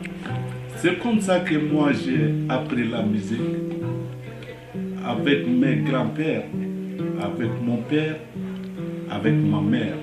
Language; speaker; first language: French; non-native, local second language; Bambara